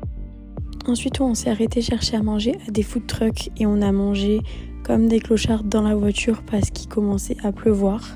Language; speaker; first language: French; native; French